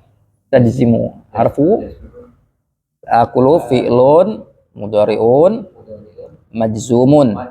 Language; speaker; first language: Arabic; non-native, fluent; Indonesian